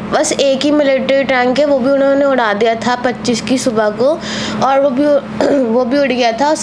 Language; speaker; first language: Hindi; native; Hindi